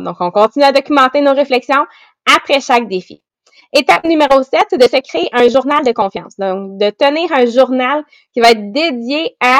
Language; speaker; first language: French; native; French